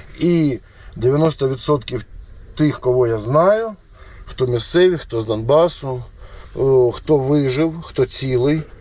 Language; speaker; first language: Ukrainian; non-native, local second language; Russian